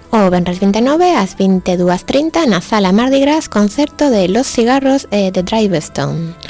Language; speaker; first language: Galician; native; Galician